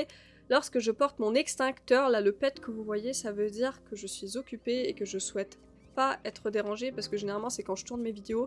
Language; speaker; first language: French; native; French